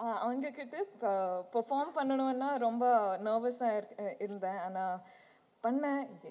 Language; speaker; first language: Tamil; non-native, learner; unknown